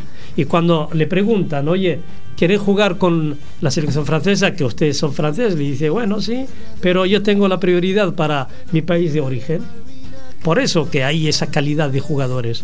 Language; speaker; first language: Spanish; non-native, fluent; Arabic